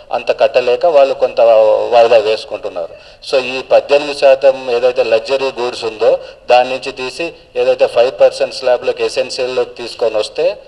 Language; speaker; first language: Telugu; native; Telugu